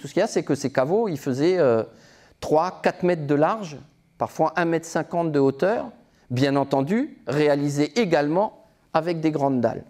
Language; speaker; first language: French; native; French